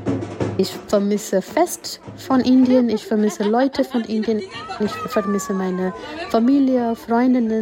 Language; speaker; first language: German; non-native, fluent; Gujarati